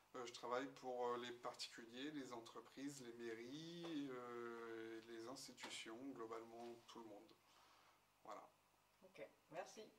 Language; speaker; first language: French; native; French